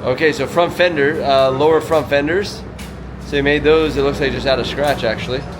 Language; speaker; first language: English; native; English